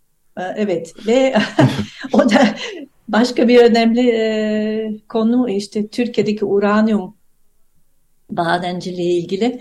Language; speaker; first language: Turkish; non-native, fluent; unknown